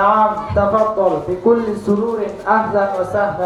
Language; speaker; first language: Arabic; non-native, learner; Bangla